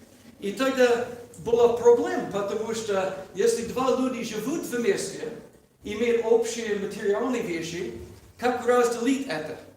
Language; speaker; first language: Russian; non-native, learner; English